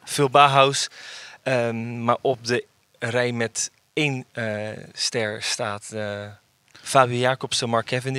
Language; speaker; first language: Dutch; native; Dutch